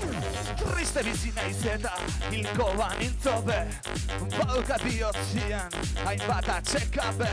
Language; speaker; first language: Basque; native; Basque